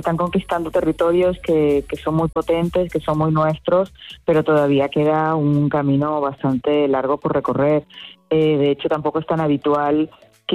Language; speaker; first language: Spanish; native; Spanish